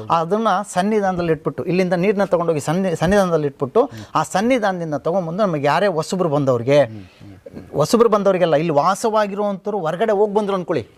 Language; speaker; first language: Kannada; native; Kannada